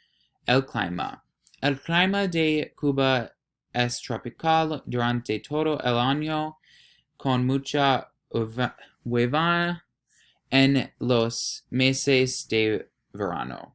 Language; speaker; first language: Spanish; non-native, learner; English